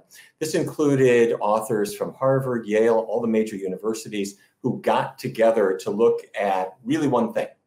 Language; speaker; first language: English; native; English